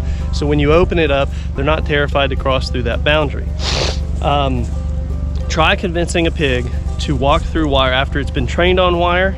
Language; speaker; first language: English; native; English